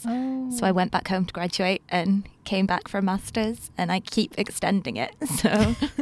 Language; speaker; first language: English; non-native, local second language; Welsh